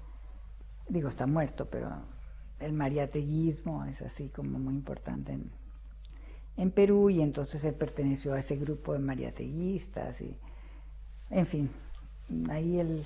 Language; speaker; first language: Spanish; early bilingual, other home language; Russian